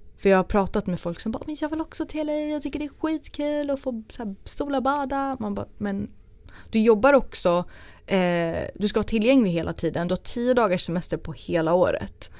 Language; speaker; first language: Swedish; early bilingual, other home language; Turoyo